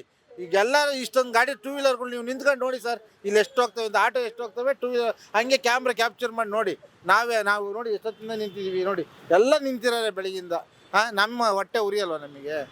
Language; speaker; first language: Kannada; native; Kannada